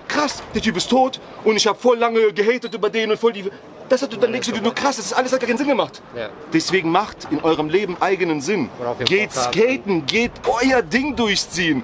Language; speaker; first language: German; early bilingual, other home language; Ukrainian